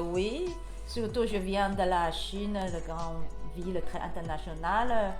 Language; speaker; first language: French; non-native, learner; Chinese